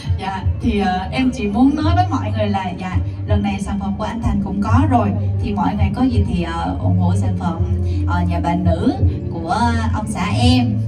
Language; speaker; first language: Vietnamese; non-native, fluent; Korean